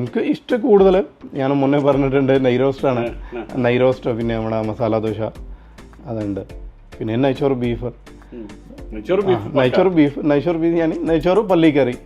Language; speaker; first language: Malayalam; non-native, fluent; Punjabi